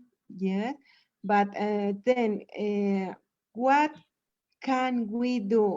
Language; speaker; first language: English; non-native, learner; Spanish